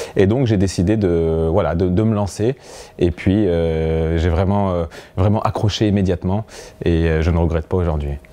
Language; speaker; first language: French; native; French